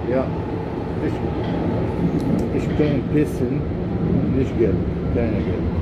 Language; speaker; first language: German; non-native, learner; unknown